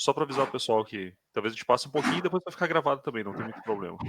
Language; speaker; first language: Portuguese; native; Portuguese